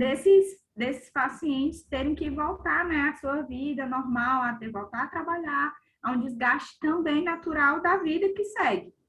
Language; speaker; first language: Portuguese; native; Portuguese